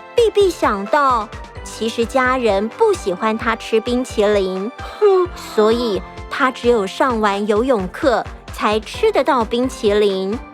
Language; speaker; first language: Chinese; native; Chinese